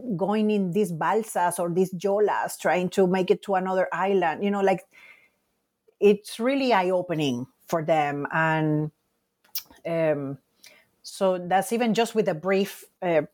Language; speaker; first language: English; non-native, fluent; Spanish